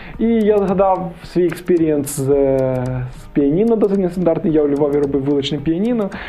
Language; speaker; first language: Ukrainian; native; Ukrainian